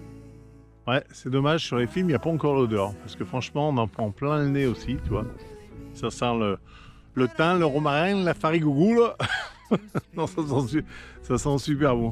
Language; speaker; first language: French; native; French